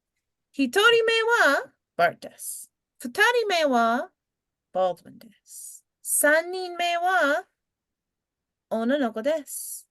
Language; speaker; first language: Japanese; non-native, fluent; English